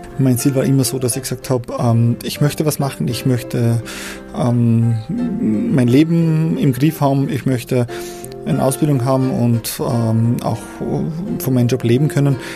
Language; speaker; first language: German; non-native, fluent; Albanian